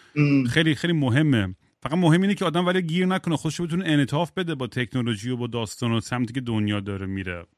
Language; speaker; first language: Persian; native; Persian